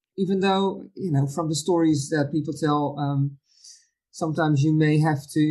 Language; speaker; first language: English; non-native, fluent; Dutch